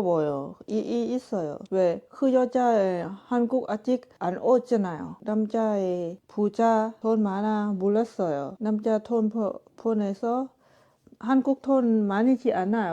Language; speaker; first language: Korean; non-native, learner; Lao